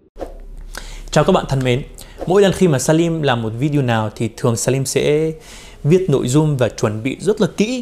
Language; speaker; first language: Vietnamese; non-native, fluent; Arabic